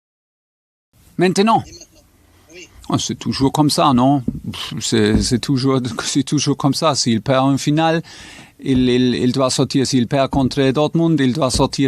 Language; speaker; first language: French; non-native, fluent; German